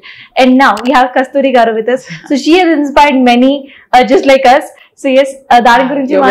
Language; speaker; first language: Telugu; native; Telugu